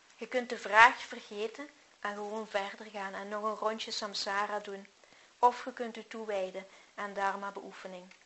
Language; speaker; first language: Dutch; native; Dutch